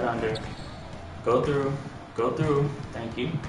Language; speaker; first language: English; native; English